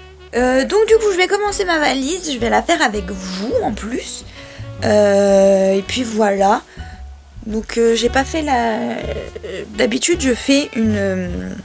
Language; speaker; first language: French; native; French